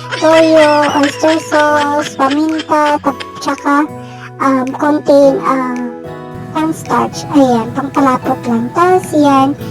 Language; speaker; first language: Filipino; non-native, local second language; Iloko